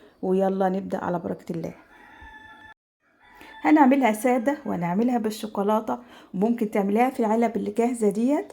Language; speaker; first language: Arabic; native; Arabic